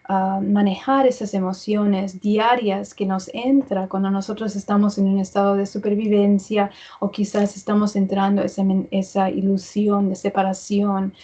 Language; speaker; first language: Spanish; early bilingual, heritage; English